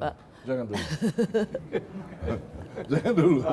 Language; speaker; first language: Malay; non-native, fluent; Tetum